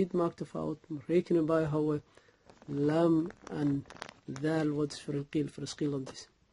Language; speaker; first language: Dutch; non-native, learner; Somali